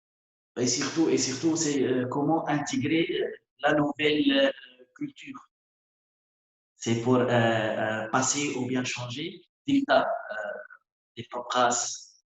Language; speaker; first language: French; non-native, local second language; Arabic